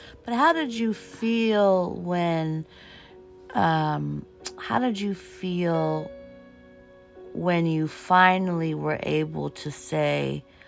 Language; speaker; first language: English; early bilingual, other home language; Portuguese